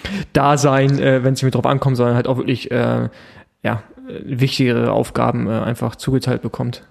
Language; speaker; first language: German; native; German